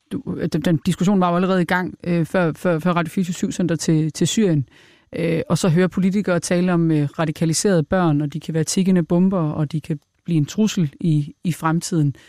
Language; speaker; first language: Danish; native; Danish